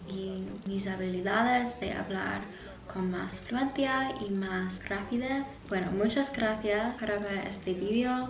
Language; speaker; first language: Spanish; non-native, learner; English